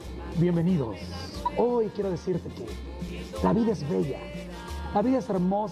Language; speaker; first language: Spanish; native; Spanish